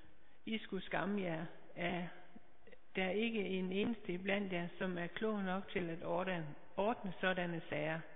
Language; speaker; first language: Danish; native; Danish